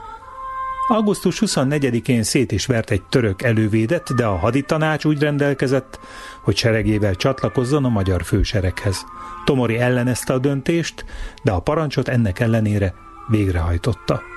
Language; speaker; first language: Hungarian; native; Hungarian